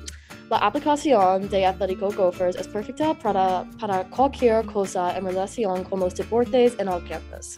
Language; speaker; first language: Spanish; non-native, learner; English